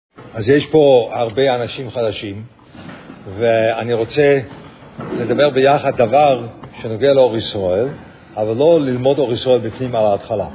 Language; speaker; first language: Hebrew; non-native, fluent; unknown